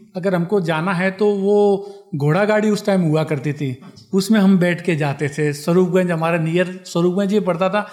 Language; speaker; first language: Hindi; non-native, local second language; Marwari